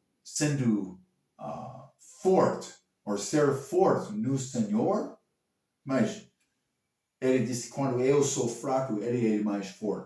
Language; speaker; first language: Portuguese; non-native, learner; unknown